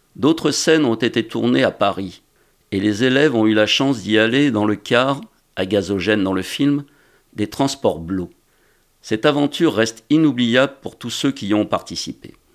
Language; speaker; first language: French; native; French